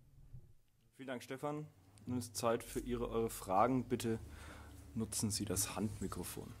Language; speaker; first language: German; native; German